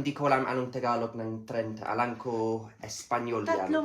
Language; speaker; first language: Filipino; non-native, learner; English